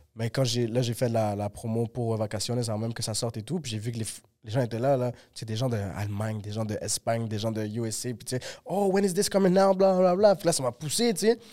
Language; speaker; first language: French; early bilingual, other home language; Spanish